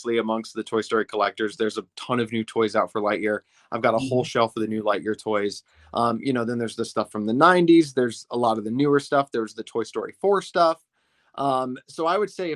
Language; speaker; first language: English; native; English